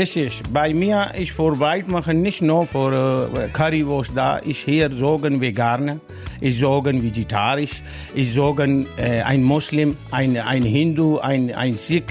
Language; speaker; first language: German; non-native, learner; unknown